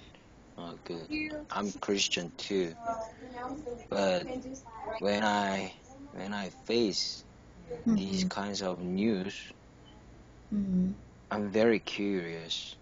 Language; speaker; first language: English; non-native, learner; Korean